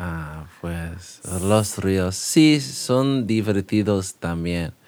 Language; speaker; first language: Spanish; non-native, learner; English